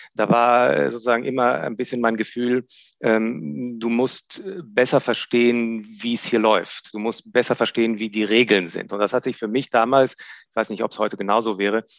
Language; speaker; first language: German; non-native, fluent; Hebrew